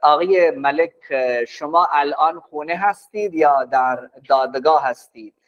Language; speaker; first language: Persian; non-native, fluent; Urdu